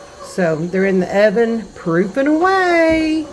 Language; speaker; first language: English; native; English